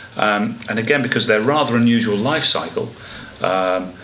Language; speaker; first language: English; native; English